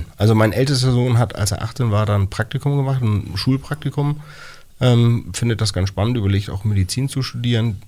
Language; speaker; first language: German; native; German